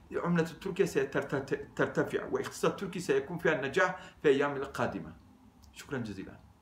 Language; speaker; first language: Arabic; non-native, fluent; Turkish